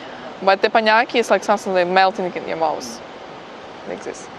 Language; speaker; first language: English; non-native, fluent; Ukrainian